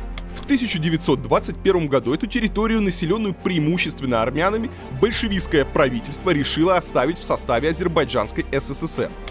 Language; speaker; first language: Russian; native; Russian